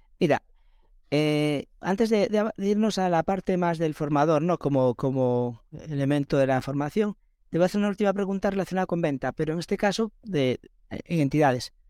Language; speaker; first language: Spanish; native; Spanish